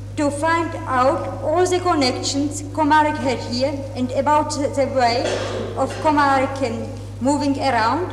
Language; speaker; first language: English; non-native, fluent; Czech